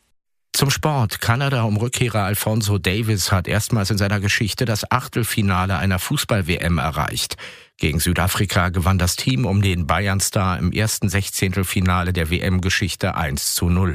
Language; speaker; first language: German; native; German